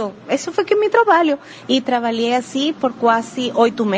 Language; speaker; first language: Portuguese; non-native, fluent; Spanish